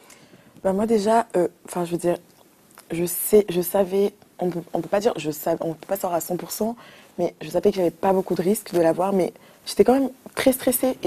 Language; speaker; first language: French; early bilingual, other home language; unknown